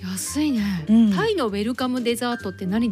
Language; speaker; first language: Japanese; native; Japanese